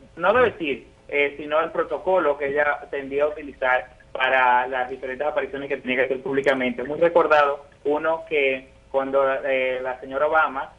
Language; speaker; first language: Spanish; native; Spanish